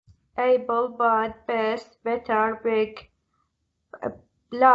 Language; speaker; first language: English; non-native, learner; Arabic